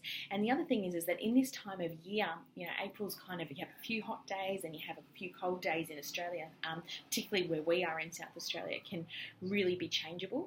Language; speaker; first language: English; native; English